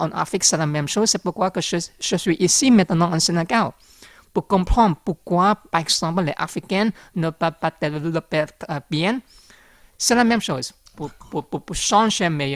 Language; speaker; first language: French; non-native, learner; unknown